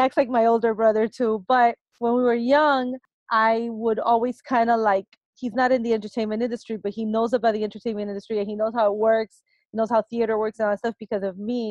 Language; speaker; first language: English; early bilingual, other home language; Spanish